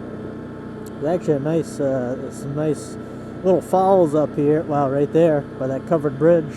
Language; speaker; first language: English; native; English